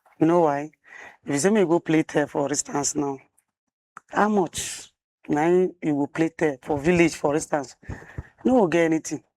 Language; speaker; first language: Nigerian Pidgin; non-native, local second language; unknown